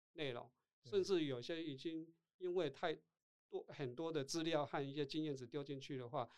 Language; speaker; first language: Chinese; non-native, local second language; Min Nan Chinese